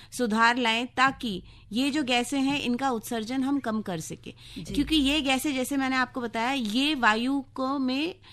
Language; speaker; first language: Hindi; native; Hindi